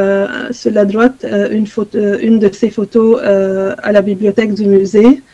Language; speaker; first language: French; non-native, fluent; Arabic